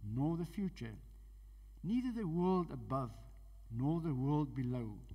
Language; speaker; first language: English; non-native, local second language; Afrikaans